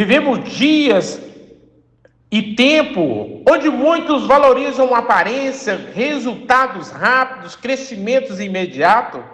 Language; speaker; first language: Portuguese; native; Portuguese